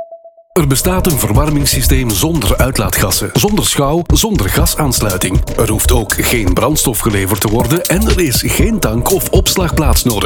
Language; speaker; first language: Dutch; native; Dutch